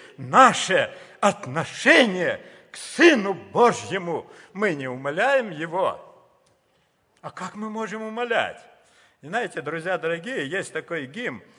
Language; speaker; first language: Russian; native; Russian